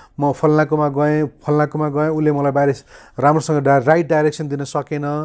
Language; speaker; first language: Nepali; native; Nepali